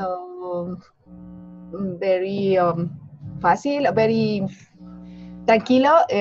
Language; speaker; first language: English; non-native, learner; Spanish